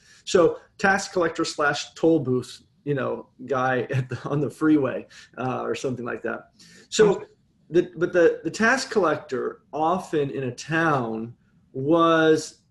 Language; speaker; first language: English; native; English